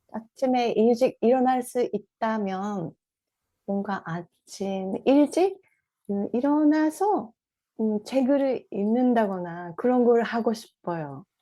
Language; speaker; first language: Korean; non-native, fluent; Japanese